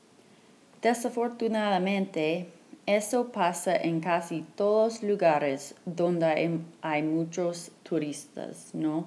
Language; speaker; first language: Spanish; non-native, fluent; English